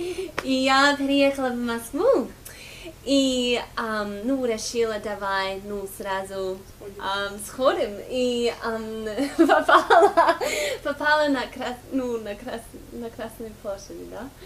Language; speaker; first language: Russian; non-native, fluent; English